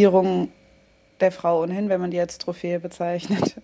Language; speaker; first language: German; native; German